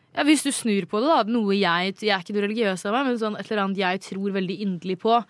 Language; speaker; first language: Norwegian; native; Norwegian